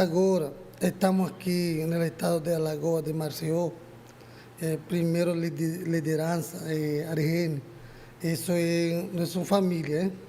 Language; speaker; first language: Portuguese; non-native, learner; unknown